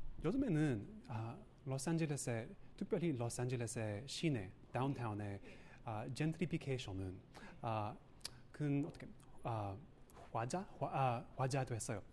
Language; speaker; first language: Korean; non-native, learner; English